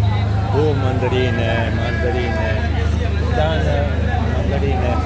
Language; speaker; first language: English; non-native, learner; Slovenian